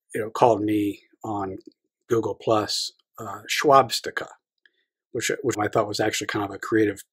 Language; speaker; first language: English; native; English